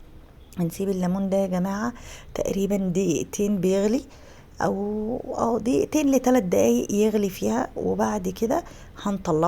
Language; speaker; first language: Arabic; native; Arabic